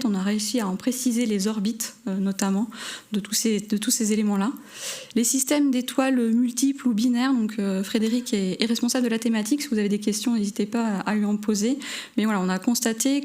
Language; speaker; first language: French; native; French